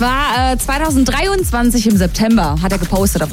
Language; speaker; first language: German; native; German